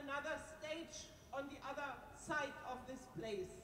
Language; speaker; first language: English; non-native, fluent; German